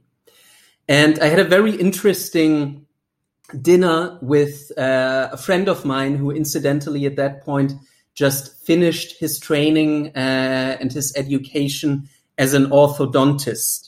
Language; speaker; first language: English; non-native, fluent; German